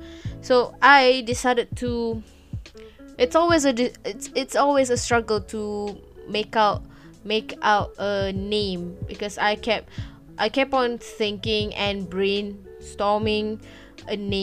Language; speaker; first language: English; non-native, local second language; Malay